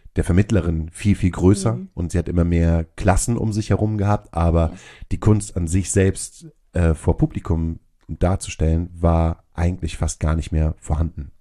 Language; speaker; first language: German; native; German